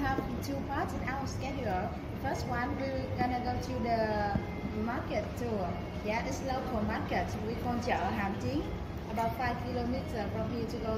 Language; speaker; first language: English; non-native, learner; Vietnamese